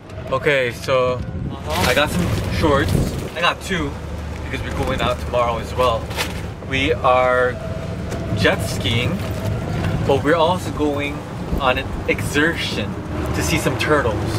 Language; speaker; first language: English; early bilingual, other home language; Korean